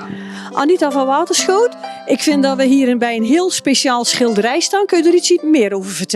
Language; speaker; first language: Dutch; native; Dutch